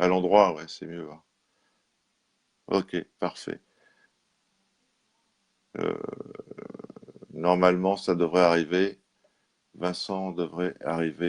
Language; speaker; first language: French; native; French